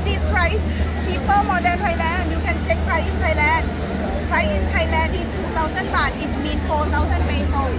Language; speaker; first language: English; non-native, learner; Thai